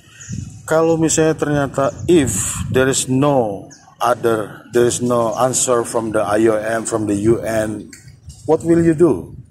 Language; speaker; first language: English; non-native, learner; Indonesian